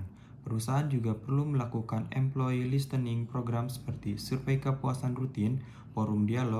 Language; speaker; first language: Indonesian; native; Indonesian